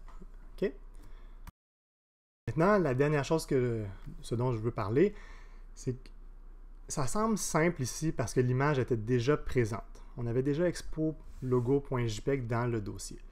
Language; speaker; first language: French; native; French